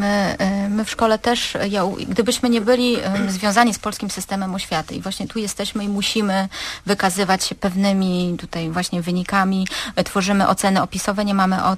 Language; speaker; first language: Polish; native; Polish